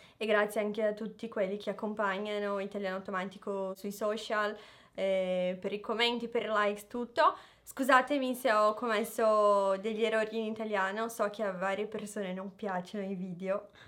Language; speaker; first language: Italian; non-native, fluent; Portuguese